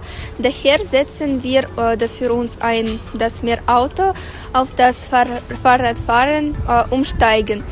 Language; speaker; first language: German; non-native, learner; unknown